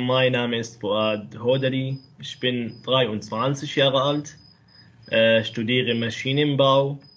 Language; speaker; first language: German; non-native, learner; Arabic